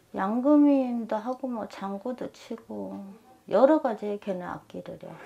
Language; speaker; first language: Korean; native; Korean